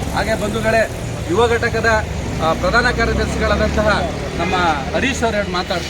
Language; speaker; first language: Kannada; native; Kannada